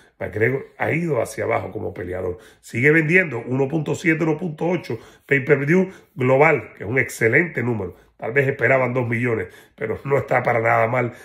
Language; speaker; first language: Spanish; native; Spanish